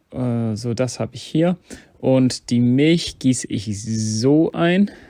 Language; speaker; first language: German; non-native, fluent; English